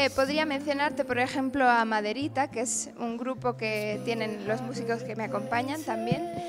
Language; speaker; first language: Spanish; early bilingual, other home language; English